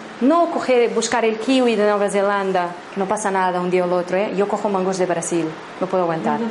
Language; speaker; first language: Spanish; non-native, fluent; Portuguese